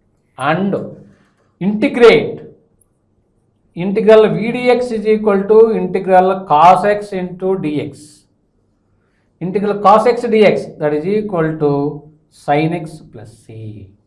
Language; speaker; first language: English; non-native, local second language; Telugu